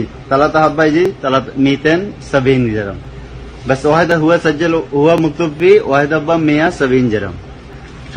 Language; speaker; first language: Arabic; non-native, learner; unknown